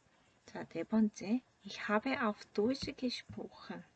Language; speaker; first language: German; non-native, fluent; Korean